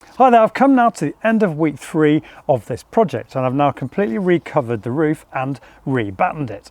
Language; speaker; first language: English; native; English